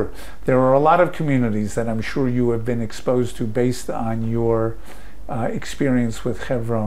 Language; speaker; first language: English; native; English